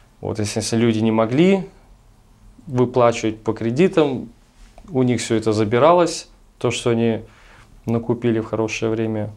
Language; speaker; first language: Russian; native; Russian